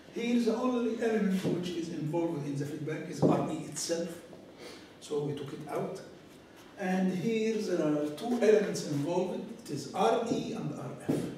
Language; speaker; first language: English; non-native, fluent; Arabic